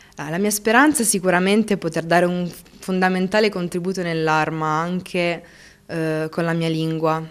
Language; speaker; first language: Italian; early bilingual, other home language; Romanian